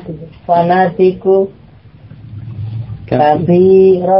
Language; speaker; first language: Arabic; non-native, learner; Indonesian